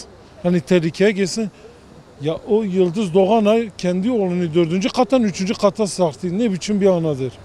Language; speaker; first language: Turkish; non-native, local second language; Kurdish